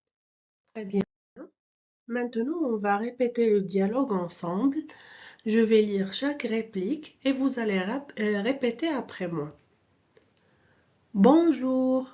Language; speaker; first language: French; non-native, local second language; Arabic